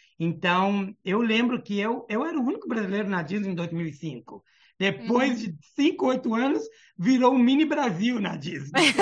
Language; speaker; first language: Portuguese; early bilingual, heritage; Portuguese